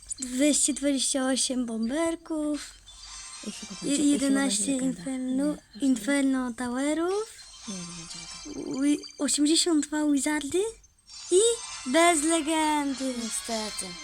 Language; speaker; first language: Polish; native; Polish